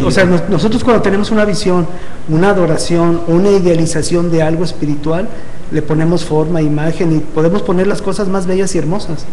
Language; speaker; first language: Spanish; native; Spanish